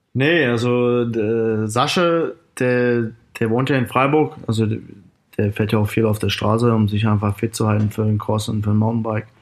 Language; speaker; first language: German; non-native, fluent; English